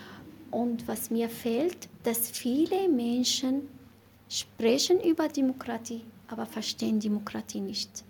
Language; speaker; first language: German; non-native, learner; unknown